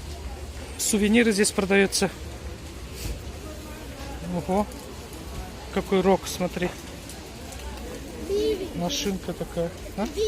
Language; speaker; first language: Russian; non-native, local second language; Kyrgyz